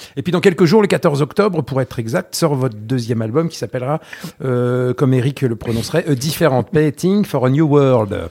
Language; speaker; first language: French; native; French